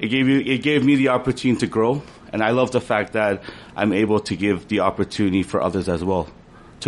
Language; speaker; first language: English; native; English